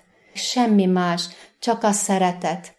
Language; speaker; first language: Hungarian; non-native, fluent; Arabic